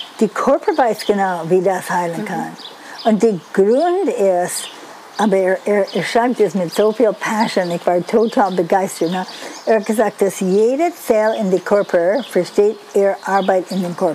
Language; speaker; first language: German; non-native, learner; English